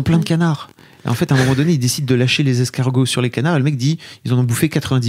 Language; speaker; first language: French; native; French